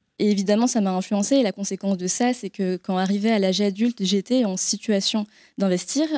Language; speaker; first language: French; native; French